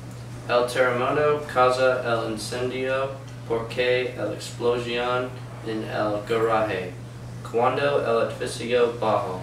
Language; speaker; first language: Spanish; non-native, learner; English